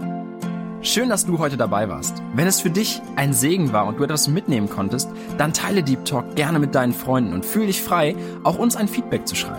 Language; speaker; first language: German; native; German